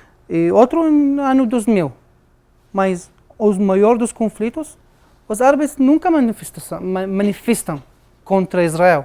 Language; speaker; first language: Portuguese; non-native, learner; Arabic